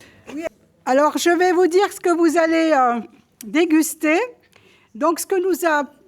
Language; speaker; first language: French; native; French